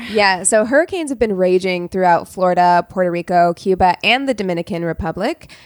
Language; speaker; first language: English; native; English